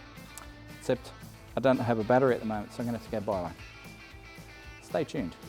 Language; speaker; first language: English; native; English